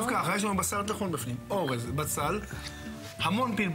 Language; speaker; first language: Hebrew; native; Hebrew